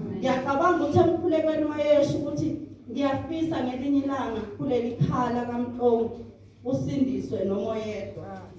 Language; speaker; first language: Zulu; non-native, local second language; Southern Sotho